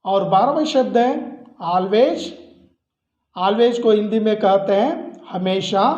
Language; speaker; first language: Hindi; non-native, local second language; Kannada